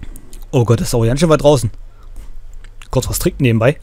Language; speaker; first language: German; native; German